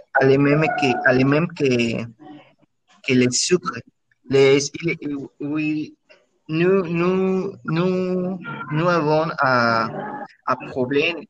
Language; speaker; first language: French; non-native, learner; Spanish